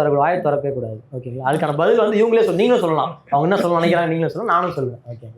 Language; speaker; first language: Tamil; native; Tamil